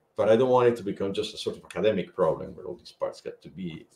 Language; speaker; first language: English; non-native, fluent; Spanish